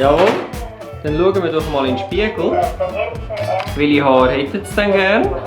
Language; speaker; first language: German; native; German